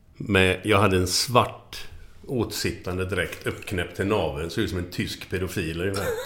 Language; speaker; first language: Swedish; native; Swedish